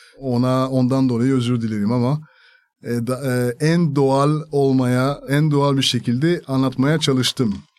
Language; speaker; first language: Turkish; non-native, fluent; French